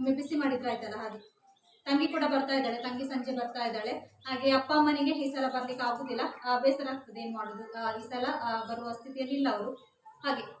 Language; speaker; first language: Kannada; native; Kannada